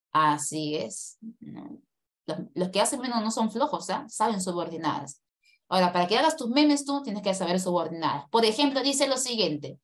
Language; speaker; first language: Spanish; native; Spanish